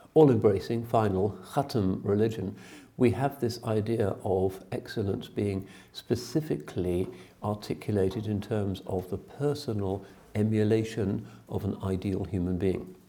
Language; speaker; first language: English; native; English